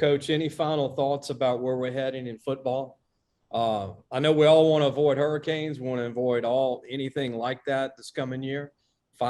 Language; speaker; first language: English; native; English